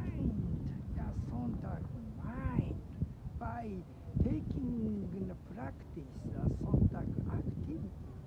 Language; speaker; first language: English; non-native, learner; Japanese